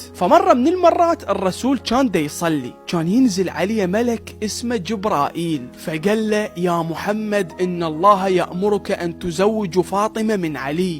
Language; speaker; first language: Arabic; native; Arabic